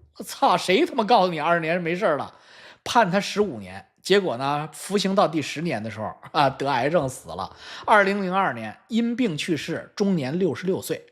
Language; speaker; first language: Chinese; native; Chinese